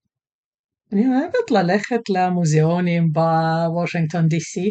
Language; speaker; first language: Hebrew; native; Hebrew